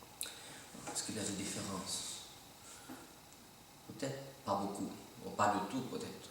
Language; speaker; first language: French; non-native, learner; Filipino